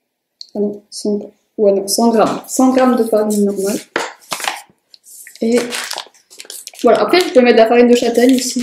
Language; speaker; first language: French; native; French